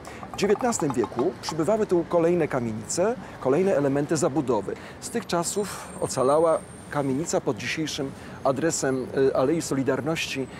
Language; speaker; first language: Polish; native; Polish